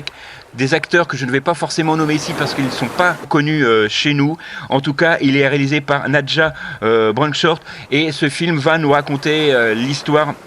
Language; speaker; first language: French; native; French